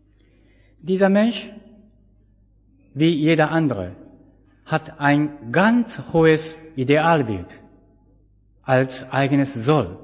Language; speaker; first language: German; non-native, fluent; Japanese